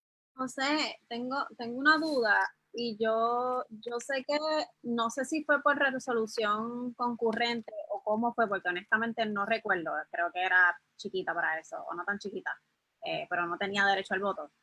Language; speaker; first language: Spanish; native; Spanish